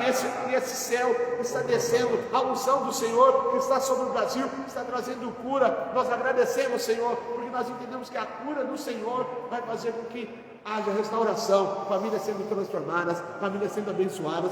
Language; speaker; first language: Portuguese; native; Portuguese